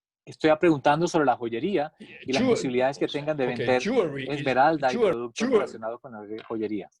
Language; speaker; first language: Spanish; native; Spanish